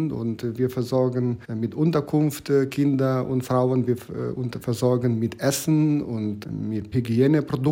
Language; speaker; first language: German; non-native, fluent; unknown